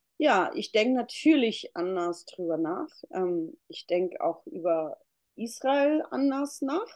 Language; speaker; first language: German; early bilingual, other home language; Russian